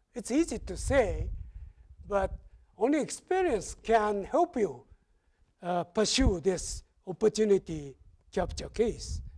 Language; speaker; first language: English; non-native, fluent; Japanese